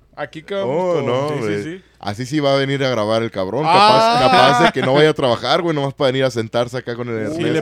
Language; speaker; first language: Spanish; native; Spanish